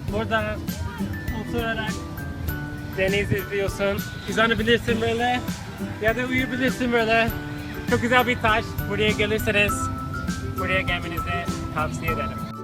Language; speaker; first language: Turkish; non-native, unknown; English